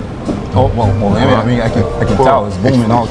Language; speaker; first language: English; native; English